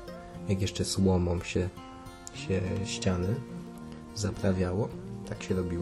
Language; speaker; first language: Polish; native; Polish